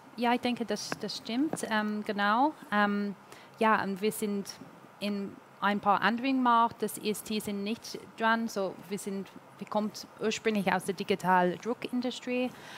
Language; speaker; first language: German; non-native, learner; English